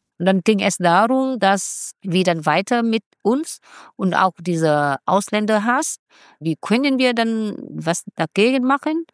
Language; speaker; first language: German; non-native, fluent; Vietnamese